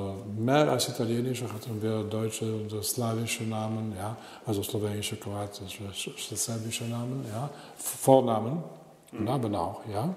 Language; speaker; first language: German; non-native, learner; Italian